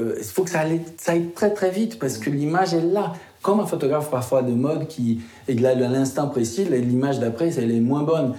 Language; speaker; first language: French; non-native, fluent; Portuguese